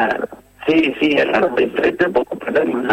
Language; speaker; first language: Spanish; native; Spanish